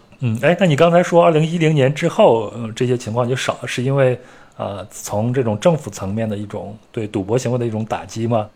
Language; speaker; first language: Chinese; native; Chinese